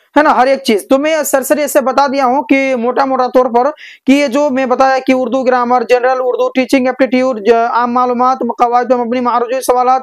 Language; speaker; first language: Hindi; native; Hindi